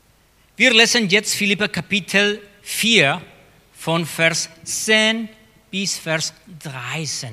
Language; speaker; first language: German; non-native, fluent; Spanish